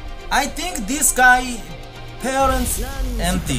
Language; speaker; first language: English; non-native, learner; Korean